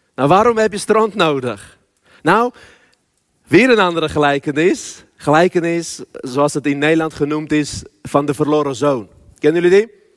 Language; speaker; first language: Dutch; early bilingual, other home language; Armenian